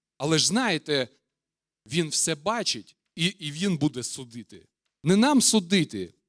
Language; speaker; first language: Ukrainian; non-native, local second language; Russian